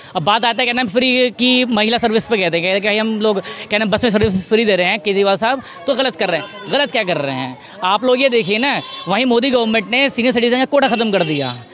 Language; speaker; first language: Hindi; native; Hindi